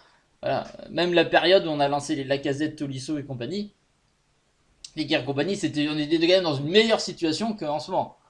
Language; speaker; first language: French; native; French